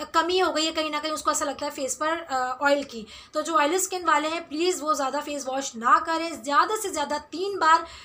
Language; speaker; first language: Hindi; native; Hindi